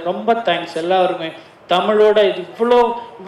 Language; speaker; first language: Tamil; non-native, learner; Malayalam